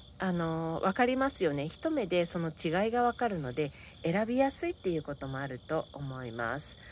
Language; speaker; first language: Japanese; native; Japanese